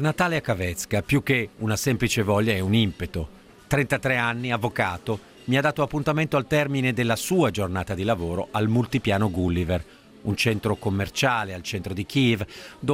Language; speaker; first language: Italian; native; Italian